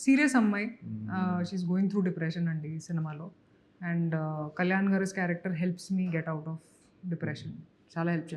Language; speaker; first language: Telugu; non-native, fluent; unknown